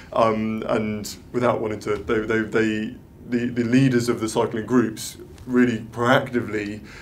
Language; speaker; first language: English; native; English